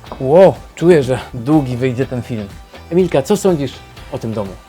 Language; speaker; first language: Polish; native; Polish